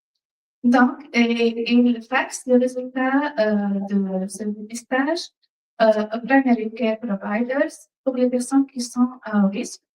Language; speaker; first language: French; non-native, fluent; Arabic